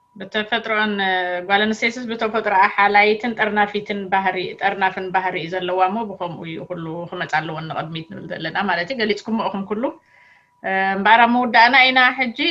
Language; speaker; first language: Tigrinya; native; Tigrinya